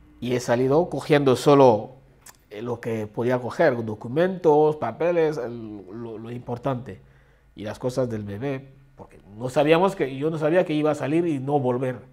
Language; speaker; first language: Spanish; non-native, fluent; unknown